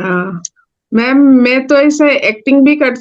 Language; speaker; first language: Hindi; non-native, local second language; Assamese